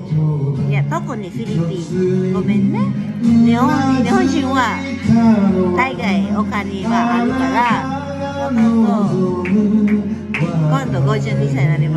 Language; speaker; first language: Japanese; non-native, fluent; Filipino